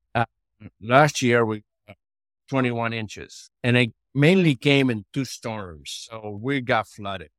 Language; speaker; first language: English; non-native, fluent; Spanish